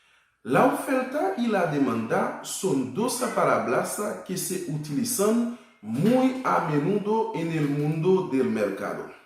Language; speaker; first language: Spanish; non-native, fluent; Haitian Creole